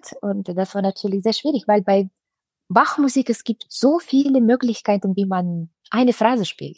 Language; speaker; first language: German; non-native, fluent; Russian